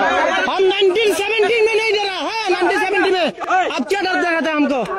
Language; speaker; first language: Hindi; non-native, learner; Bangla